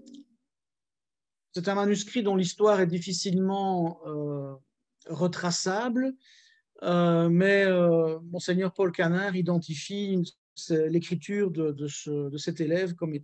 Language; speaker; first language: French; native; French